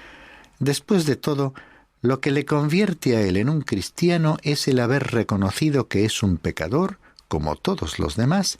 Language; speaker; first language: Spanish; native; Spanish